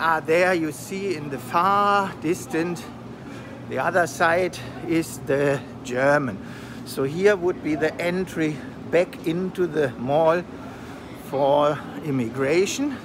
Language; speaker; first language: English; non-native, fluent; German